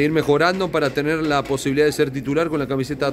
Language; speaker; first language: Spanish; native; Spanish